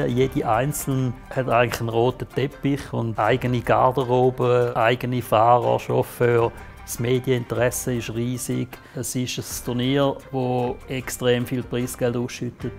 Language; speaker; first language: German; native; German